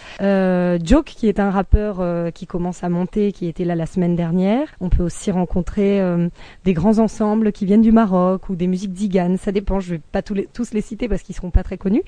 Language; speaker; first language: French; native; French